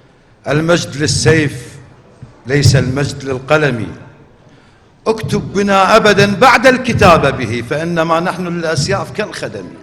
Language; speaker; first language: Arabic; native; Arabic